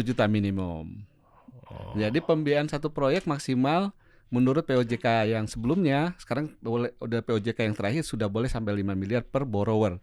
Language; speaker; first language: Indonesian; native; Indonesian